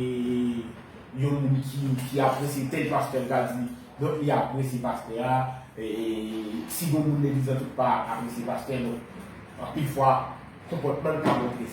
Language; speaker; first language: Haitian Creole; native; Haitian Creole